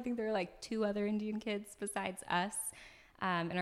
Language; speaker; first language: English; early bilingual, other home language; French